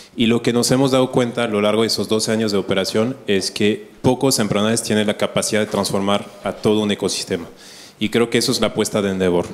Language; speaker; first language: Spanish; non-native, fluent; French